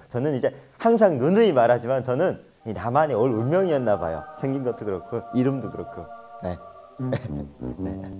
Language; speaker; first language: Korean; native; Korean